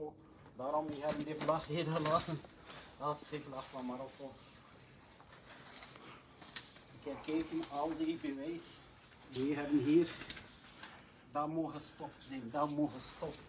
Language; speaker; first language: Dutch; non-native, learner; Arabic